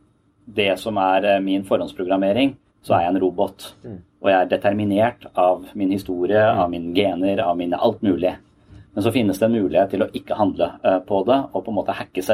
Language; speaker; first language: Norwegian; native; Norwegian